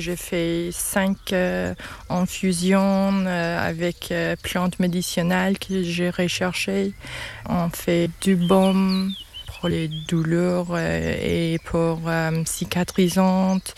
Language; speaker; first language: French; non-native, learner; English